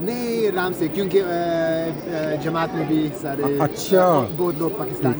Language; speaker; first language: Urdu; non-native, learner; Croatian